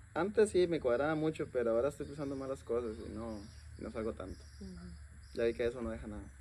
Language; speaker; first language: Spanish; native; Spanish